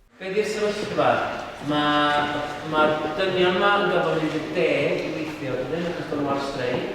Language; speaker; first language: Welsh; native; Welsh